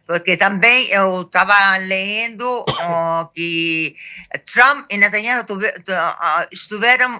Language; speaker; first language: Portuguese; non-native, fluent; Arabic